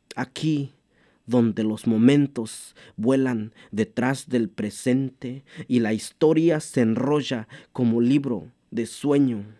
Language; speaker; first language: English; non-native, fluent; Mixtepec Mixtec